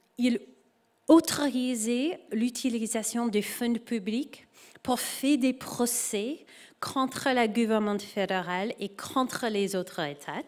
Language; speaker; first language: French; non-native, learner; English